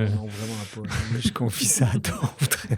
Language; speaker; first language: French; native; French